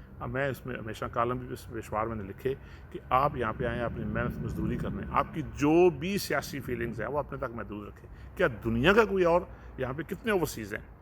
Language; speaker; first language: Urdu; non-native, local second language; Punjabi